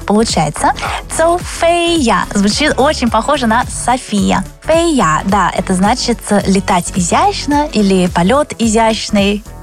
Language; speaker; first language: Russian; early bilingual, other home language; Chinese